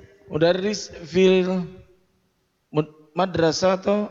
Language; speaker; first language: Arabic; non-native, learner; Indonesian